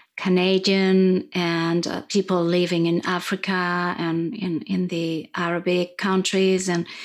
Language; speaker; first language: English; non-native, fluent; French